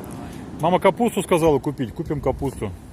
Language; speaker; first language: Russian; native; Russian